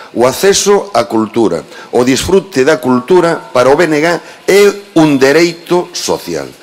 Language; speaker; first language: Galician; native; Galician